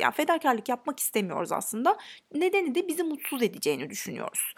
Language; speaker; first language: Turkish; native; Turkish